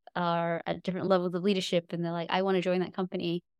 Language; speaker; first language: English; native; English